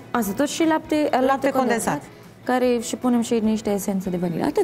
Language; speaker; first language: Romanian; non-native, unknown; Filipino